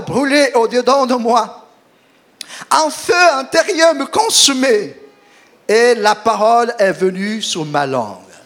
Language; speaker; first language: French; non-native, fluent; Portuguese